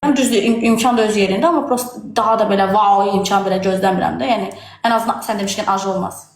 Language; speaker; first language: Azerbaijani; non-native, local second language; Talysh